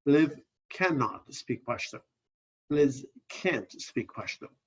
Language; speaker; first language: English; non-native, fluent; Persian